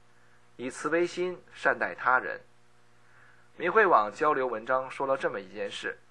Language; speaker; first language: Chinese; native; Chinese